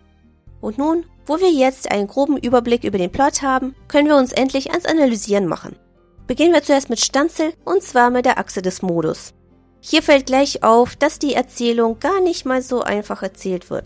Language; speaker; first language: German; native; German